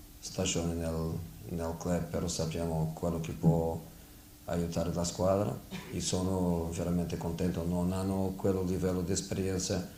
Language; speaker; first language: Italian; non-native, fluent; Portuguese